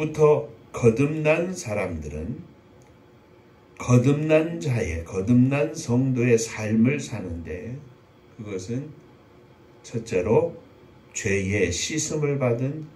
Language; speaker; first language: Korean; native; Korean